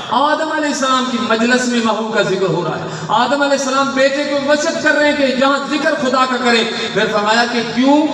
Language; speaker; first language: Urdu; non-native, local second language; Sindhi